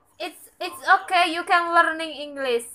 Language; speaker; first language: English; non-native, learner; Indonesian